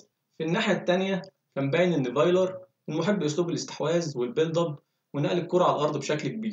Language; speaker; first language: Arabic; native; Arabic